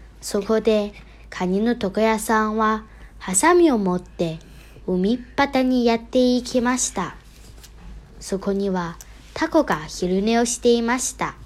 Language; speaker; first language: Japanese; non-native, learner; Chinese